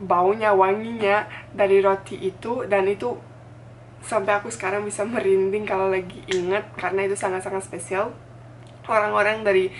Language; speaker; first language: Indonesian; non-native, fluent; Bosnian